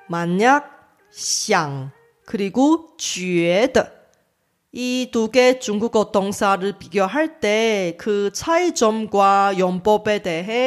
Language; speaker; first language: Korean; non-native, fluent; Chinese